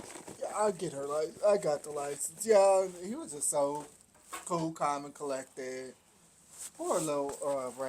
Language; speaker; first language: English; native; English